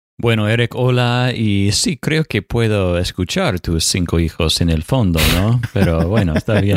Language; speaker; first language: Spanish; non-native, fluent; English